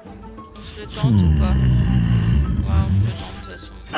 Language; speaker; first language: French; native; French